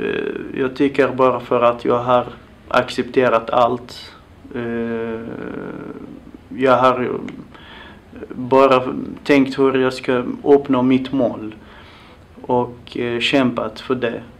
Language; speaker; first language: Swedish; non-native, fluent; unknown